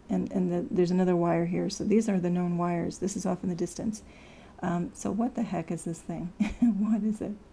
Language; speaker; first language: English; native; English